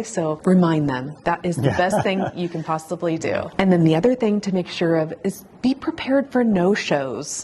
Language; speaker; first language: English; native; English